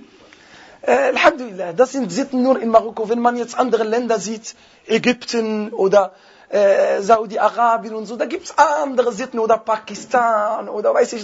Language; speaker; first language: German; non-native, fluent; Arabic